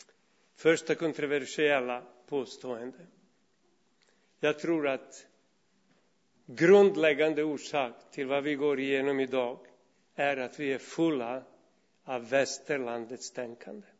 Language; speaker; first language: Swedish; non-native, fluent; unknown